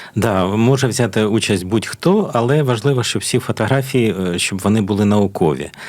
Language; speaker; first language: Ukrainian; native; Ukrainian